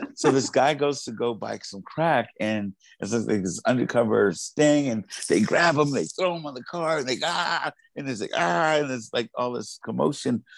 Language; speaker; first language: English; native; English